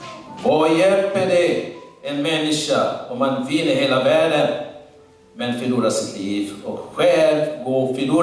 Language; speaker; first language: Swedish; non-native, learner; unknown